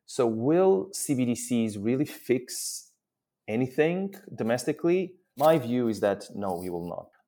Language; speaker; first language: English; non-native, fluent; Portuguese